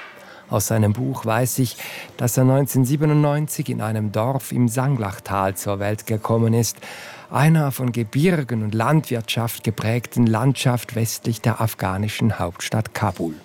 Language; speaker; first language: German; native; German